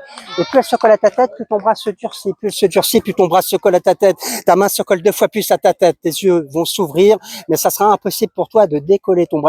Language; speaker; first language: French; native; French